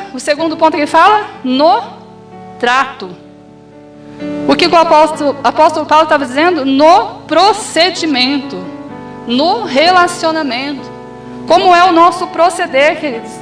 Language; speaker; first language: Portuguese; native; Portuguese